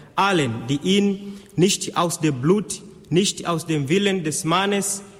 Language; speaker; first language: German; non-native, fluent; Swahili